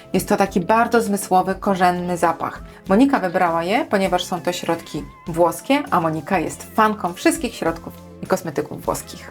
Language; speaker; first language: Polish; native; Polish